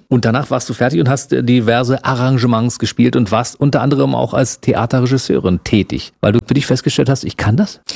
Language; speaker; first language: German; native; German